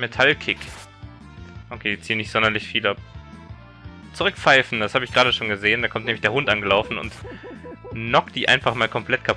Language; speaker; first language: German; native; German